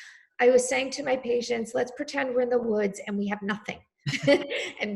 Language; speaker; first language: English; native; English